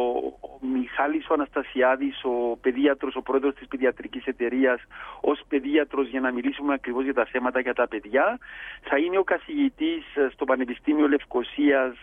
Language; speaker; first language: Greek; native; Greek